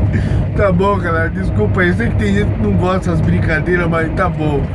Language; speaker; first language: Portuguese; native; Portuguese